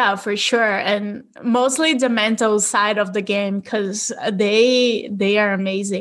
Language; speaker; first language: English; non-native, fluent; Portuguese